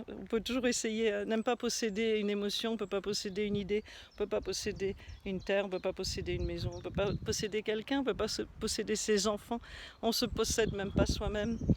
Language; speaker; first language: French; native; French